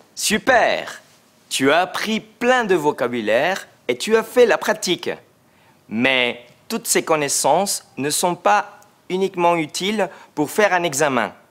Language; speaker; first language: French; non-native, fluent; Spanish